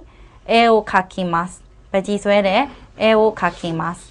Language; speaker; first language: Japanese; non-native, fluent; Burmese